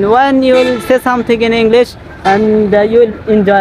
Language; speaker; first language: English; non-native, learner; Bangla